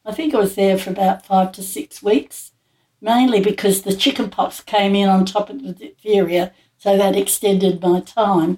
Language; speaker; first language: English; native; English